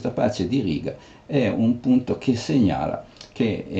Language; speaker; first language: Italian; native; Italian